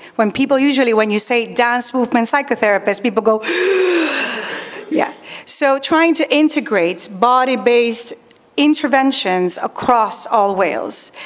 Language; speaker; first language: English; non-native, fluent; Spanish